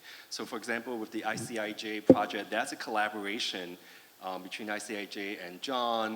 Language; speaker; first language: English; non-native, fluent; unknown